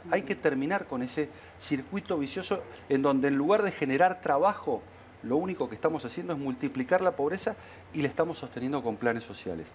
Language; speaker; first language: Spanish; native; Spanish